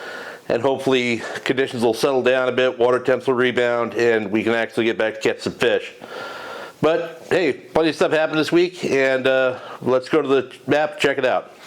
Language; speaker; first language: English; native; English